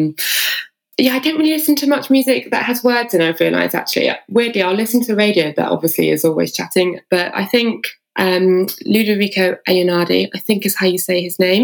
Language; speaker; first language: English; native; English